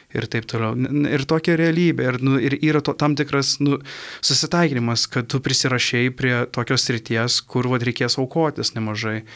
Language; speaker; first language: Lithuanian; early bilingual, heritage; Lithuanian